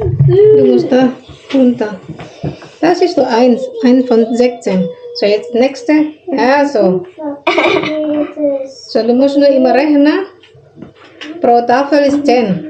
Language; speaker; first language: German; non-native, learner; Indonesian